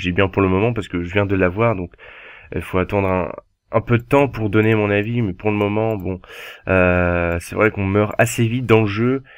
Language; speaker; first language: French; native; French